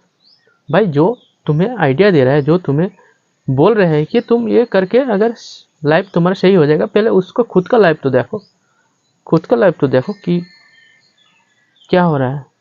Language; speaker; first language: Hindi; non-native, local second language; Bangla